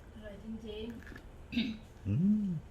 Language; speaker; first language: Korean; non-native, learner; Thai